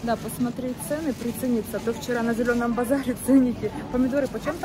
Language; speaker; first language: Russian; native; Russian